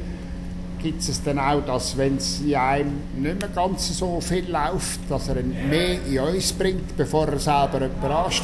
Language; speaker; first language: German; native; German